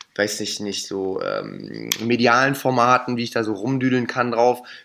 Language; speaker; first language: German; native; German